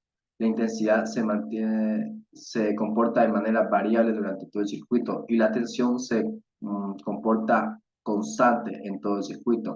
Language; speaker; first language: Spanish; native; Spanish